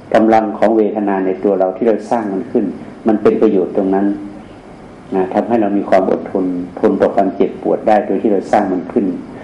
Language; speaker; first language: Thai; native; Thai